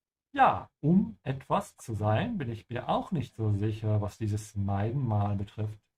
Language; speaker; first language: German; non-native, fluent; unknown